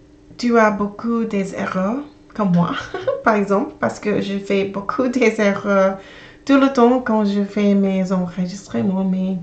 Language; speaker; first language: French; non-native, learner; English